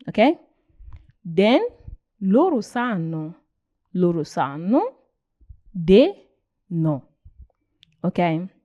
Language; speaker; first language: Italian; non-native, learner; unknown